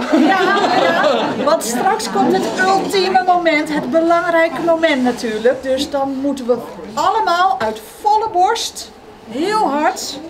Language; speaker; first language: Dutch; native; Dutch